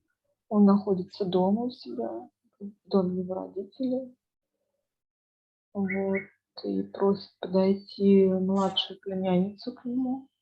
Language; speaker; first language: Russian; native; Russian